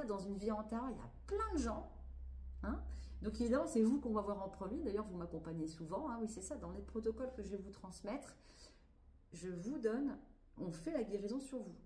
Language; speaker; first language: French; native; French